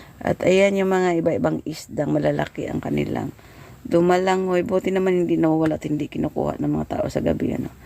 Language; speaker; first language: Filipino; non-native, local second language; Hiligaynon